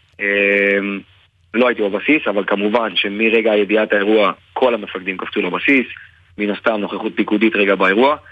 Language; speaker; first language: Hebrew; native; Hebrew